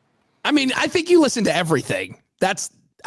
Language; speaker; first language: English; native; English